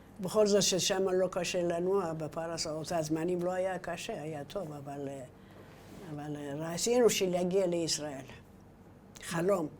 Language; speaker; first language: Hebrew; non-native, learner; Persian